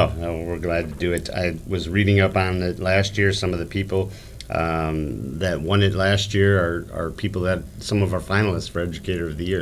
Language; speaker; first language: English; native; English